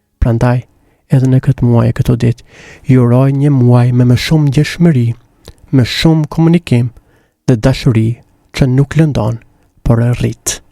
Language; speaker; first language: Albanian; native; Albanian